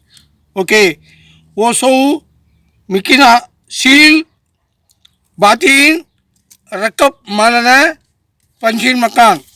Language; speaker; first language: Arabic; non-native, learner; Tamil